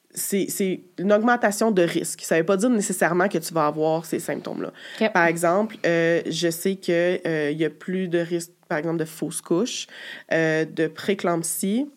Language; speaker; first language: French; native; French